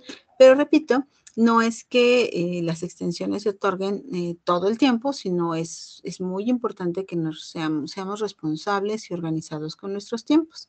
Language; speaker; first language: Spanish; native; Spanish